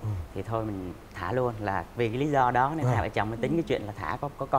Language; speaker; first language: Vietnamese; native; Vietnamese